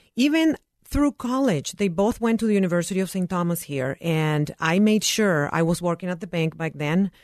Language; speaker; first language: English; non-native, fluent; Spanish